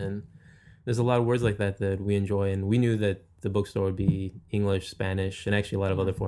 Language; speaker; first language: English; native; English